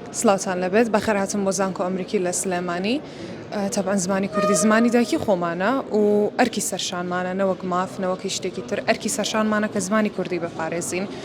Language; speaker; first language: Central Kurdish; native; Central Kurdish